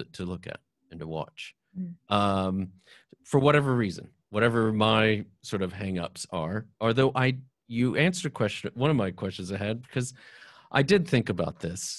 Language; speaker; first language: English; native; English